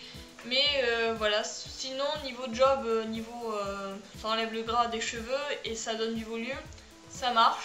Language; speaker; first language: French; native; French